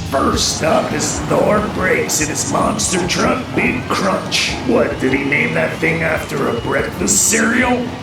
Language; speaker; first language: English; native; English